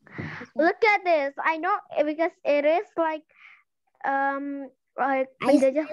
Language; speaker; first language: English; non-native, learner; Indonesian